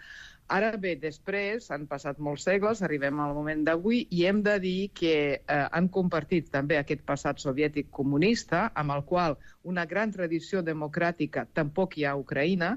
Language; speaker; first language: Catalan; non-native, fluent; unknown